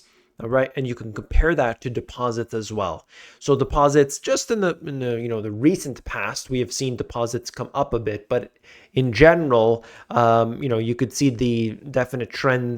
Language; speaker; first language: English; native; English